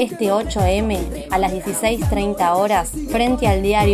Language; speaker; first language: Spanish; native; Spanish